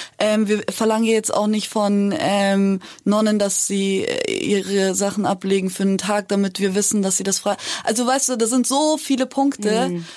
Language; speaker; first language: German; early bilingual, other home language; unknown